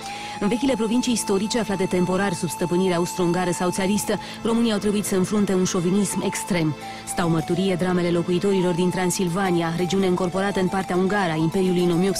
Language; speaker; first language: Romanian; native; Romanian